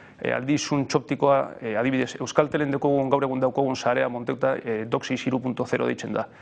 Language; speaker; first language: Basque; native; Basque